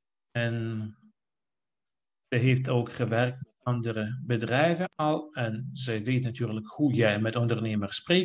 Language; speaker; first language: Dutch; non-native, fluent; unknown